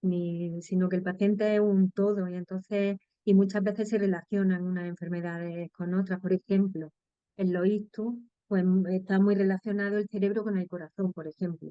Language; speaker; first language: Spanish; native; Spanish